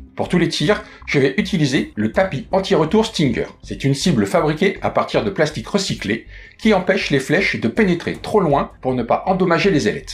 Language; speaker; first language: French; native; French